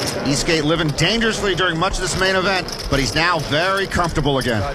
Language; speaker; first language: English; native; English